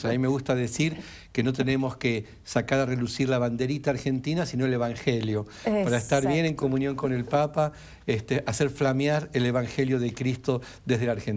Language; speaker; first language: Spanish; native; Spanish